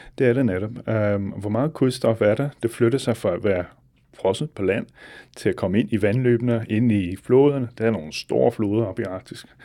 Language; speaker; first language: Danish; non-native, fluent; English